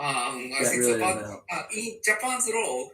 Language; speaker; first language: English; non-native, learner; Japanese